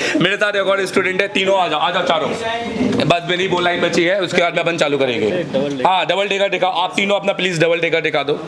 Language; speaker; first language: Hindi; native; Hindi